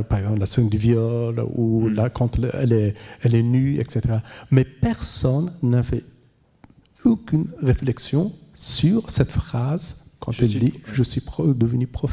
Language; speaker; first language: French; non-native, fluent; Persian